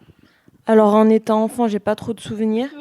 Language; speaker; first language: French; native; French